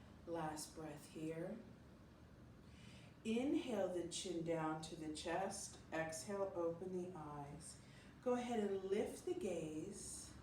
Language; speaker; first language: English; native; English